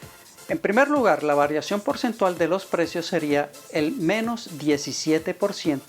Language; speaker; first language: Spanish; native; Spanish